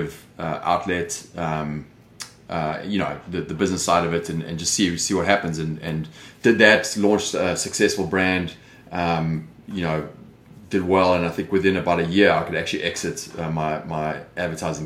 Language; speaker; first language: English; native; English